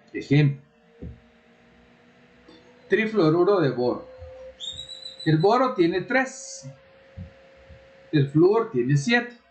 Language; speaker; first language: Spanish; native; Spanish